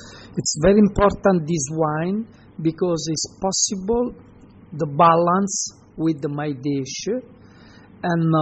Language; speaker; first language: English; non-native, learner; Italian